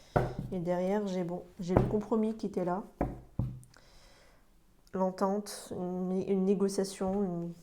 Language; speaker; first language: French; native; French